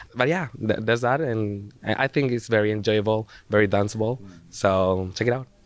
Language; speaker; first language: English; non-native, fluent; Spanish